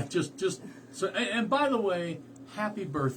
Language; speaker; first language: English; native; English